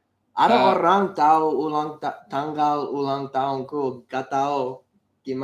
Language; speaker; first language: Indonesian; non-native, learner; English